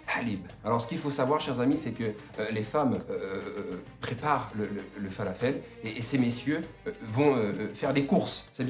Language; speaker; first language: French; native; French